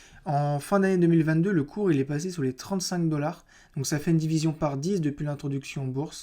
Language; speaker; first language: French; native; French